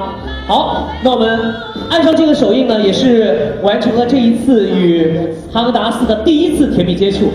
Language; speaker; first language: Chinese; native; Chinese